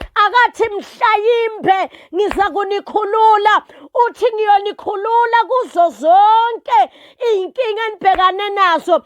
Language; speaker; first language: Zulu; non-native, local second language; Swati